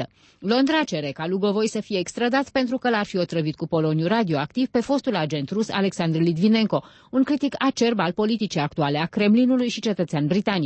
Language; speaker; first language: Romanian; native; Romanian